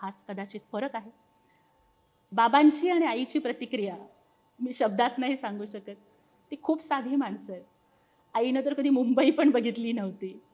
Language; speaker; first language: Marathi; non-native, local second language; Telugu